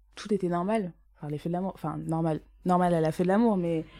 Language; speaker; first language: French; native; French